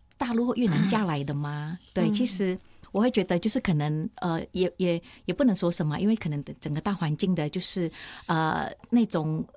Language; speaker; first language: Chinese; early bilingual, heritage; Chinese